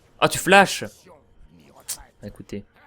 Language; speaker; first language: French; native; French